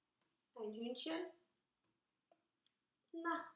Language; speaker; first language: German; non-native, learner; Italian